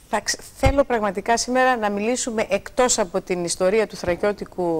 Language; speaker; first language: Greek; native; Greek